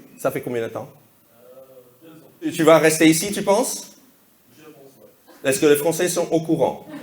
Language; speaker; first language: French; non-native, fluent; English